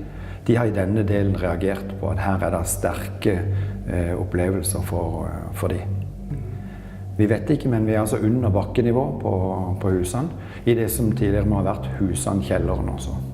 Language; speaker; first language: Norwegian; native; Norwegian